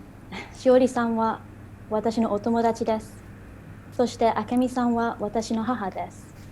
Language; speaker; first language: Japanese; early bilingual, heritage; English